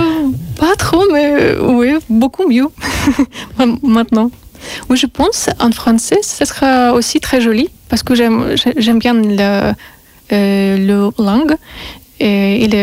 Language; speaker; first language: French; non-native, learner; Russian